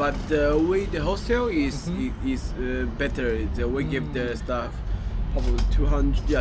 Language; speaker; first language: English; non-native, learner; Chinese